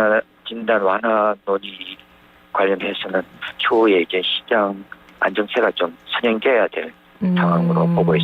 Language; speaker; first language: Korean; native; Korean